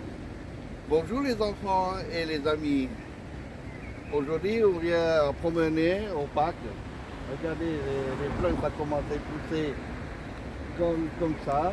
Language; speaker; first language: French; non-native, learner; Hmong